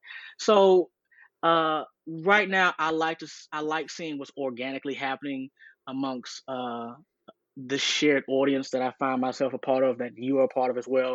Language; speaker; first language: English; native; English